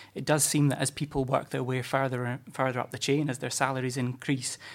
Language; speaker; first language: English; native; English